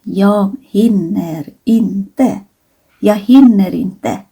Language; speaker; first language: Swedish; non-native, fluent; Thai